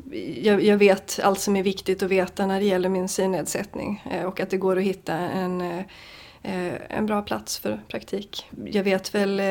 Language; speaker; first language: Swedish; native; Swedish